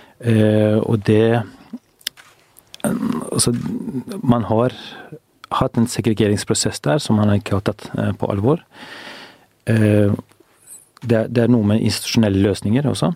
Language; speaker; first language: Norwegian; non-native, fluent; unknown